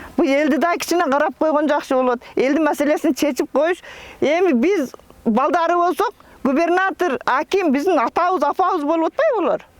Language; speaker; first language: Kyrgyz; native; Kyrgyz